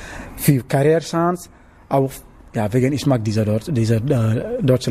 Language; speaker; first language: German; non-native, learner; Wolof